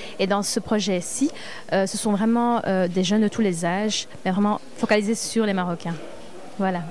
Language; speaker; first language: French; early bilingual, other home language; Arabic